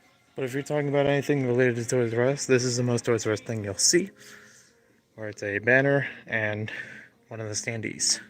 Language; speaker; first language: English; native; English